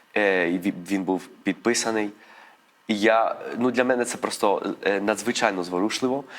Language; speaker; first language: Ukrainian; early bilingual, heritage; Ukrainian